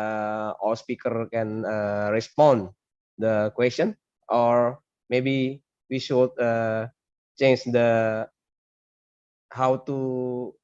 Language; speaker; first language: English; non-native, learner; Indonesian